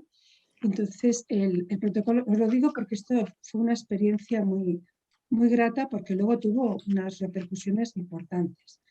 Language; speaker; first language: Spanish; native; Spanish